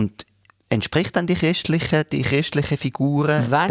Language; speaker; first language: German; native; German